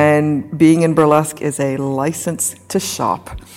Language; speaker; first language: English; native; English